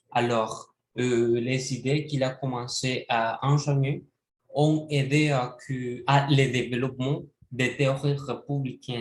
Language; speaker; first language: French; non-native, learner; Spanish